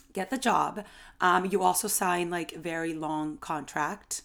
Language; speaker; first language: English; non-native, fluent; Spanish